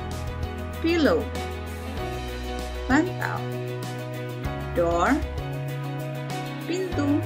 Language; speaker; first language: English; non-native, fluent; Indonesian